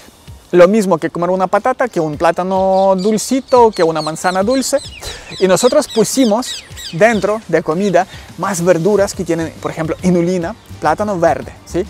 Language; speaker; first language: Spanish; non-native, learner; Ukrainian